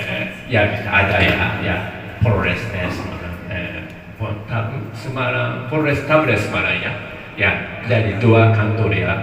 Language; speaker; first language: Indonesian; non-native, learner; Japanese